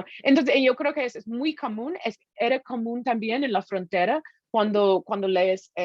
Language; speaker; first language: Spanish; non-native, fluent; English